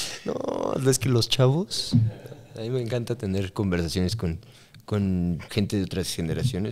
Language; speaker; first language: Spanish; native; Spanish